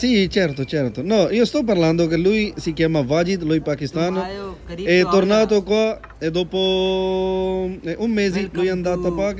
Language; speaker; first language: Italian; non-native, learner; Urdu